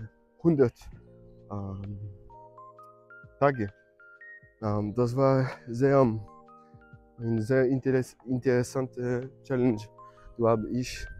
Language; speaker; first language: German; non-native, learner; French